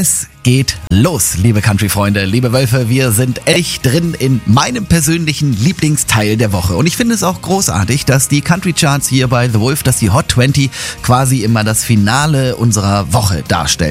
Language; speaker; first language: German; native; German